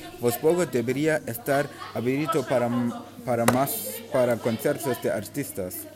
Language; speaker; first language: Spanish; non-native, learner; German